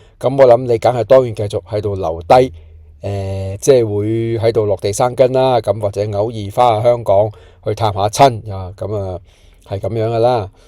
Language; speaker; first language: Cantonese; native; Cantonese